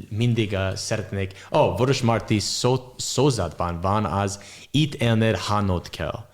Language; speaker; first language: Hungarian; non-native, learner; English